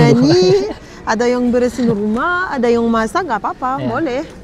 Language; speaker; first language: Indonesian; non-native, learner; Arabic